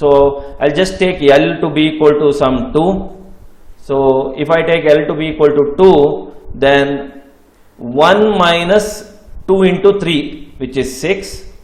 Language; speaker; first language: English; non-native, local second language; Kannada